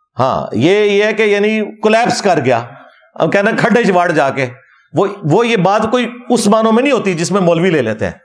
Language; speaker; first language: Urdu; non-native, local second language; Punjabi